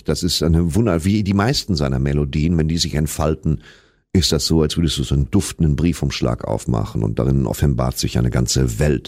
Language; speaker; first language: German; native; German